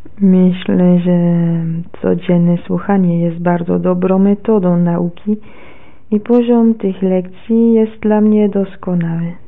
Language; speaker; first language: Polish; non-native, learner; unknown